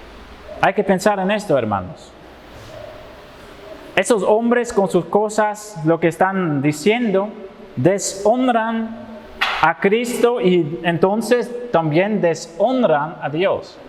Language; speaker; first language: Spanish; non-native, fluent; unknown